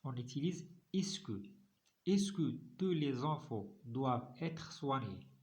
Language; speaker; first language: French; non-native, local second language; Arabic